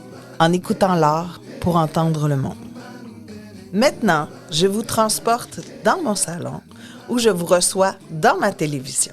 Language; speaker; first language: French; native; French